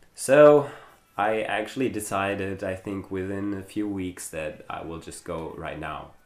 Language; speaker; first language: English; non-native, fluent; German